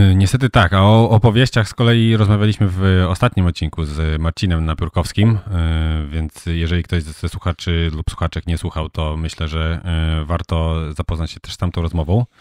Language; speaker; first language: Polish; native; Polish